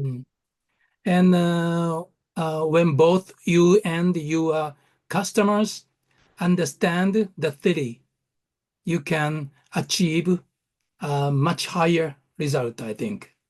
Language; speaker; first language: English; non-native, learner; Japanese